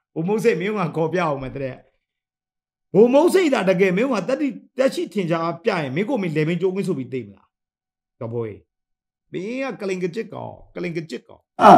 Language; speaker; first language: Burmese; non-native, local second language; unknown